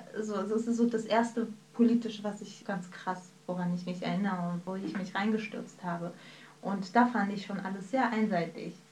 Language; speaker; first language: German; early bilingual, other home language; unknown